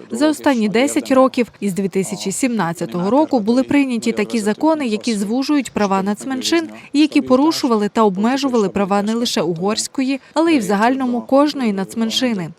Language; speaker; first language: Ukrainian; native; Ukrainian